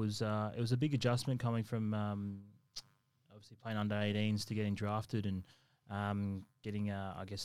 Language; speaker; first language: English; native; English